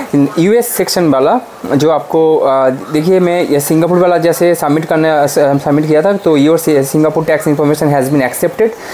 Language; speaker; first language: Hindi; non-native, local second language; Bangla